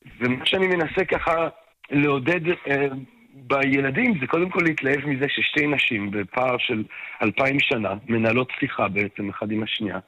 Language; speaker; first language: Hebrew; non-native, fluent; French